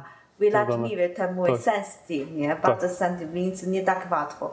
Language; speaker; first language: Polish; non-native, learner; Chinese